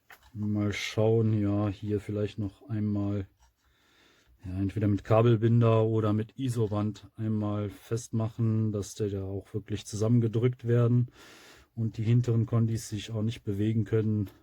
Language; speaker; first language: German; native; German